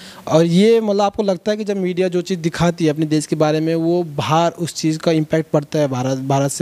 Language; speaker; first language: Hindi; native; Hindi